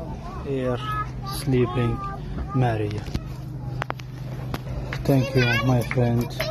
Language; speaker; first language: English; non-native, learner; Arabic